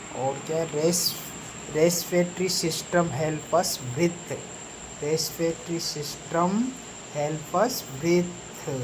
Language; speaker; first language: Hindi; native; Hindi